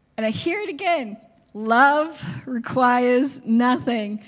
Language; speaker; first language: English; native; English